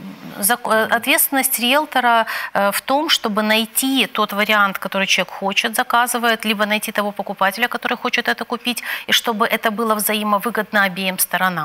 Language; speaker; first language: Russian; native; Russian